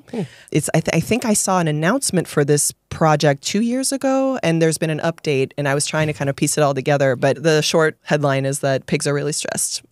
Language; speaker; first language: English; native; English